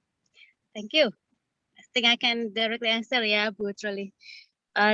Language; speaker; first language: English; non-native, fluent; Indonesian